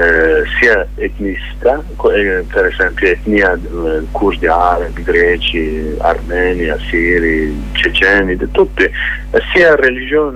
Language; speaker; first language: Italian; non-native, fluent; Kurdish